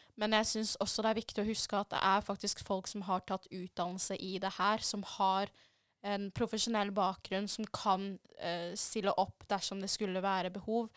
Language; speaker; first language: Norwegian; early bilingual, other home language; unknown